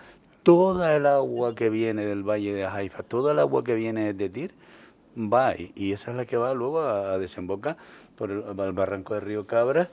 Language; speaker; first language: Spanish; native; Spanish